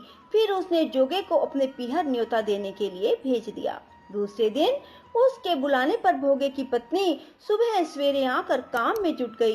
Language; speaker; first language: Hindi; native; Hindi